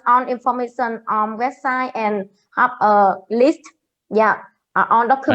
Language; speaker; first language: English; non-native, learner; Vietnamese